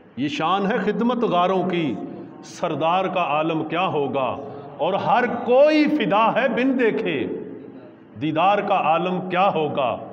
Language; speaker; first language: Urdu; non-native, local second language; Punjabi